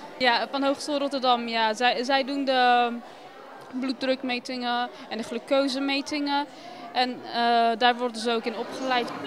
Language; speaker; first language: Dutch; early bilingual, other home language; Turkish